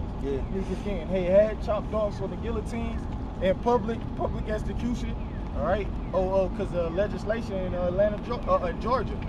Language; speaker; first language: English; native; English